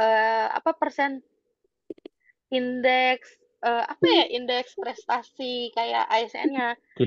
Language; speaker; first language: Indonesian; native; Indonesian